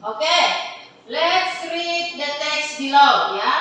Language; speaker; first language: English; non-native, learner; Indonesian